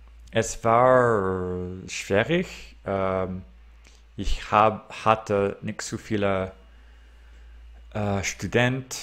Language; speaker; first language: German; non-native, learner; English